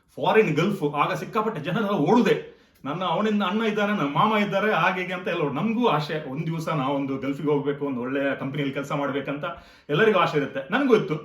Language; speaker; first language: Kannada; non-native, local second language; Konkani